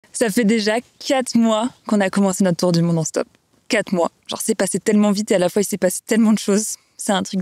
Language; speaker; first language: French; native; French